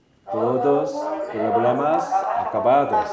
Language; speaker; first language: Spanish; non-native, learner; Korean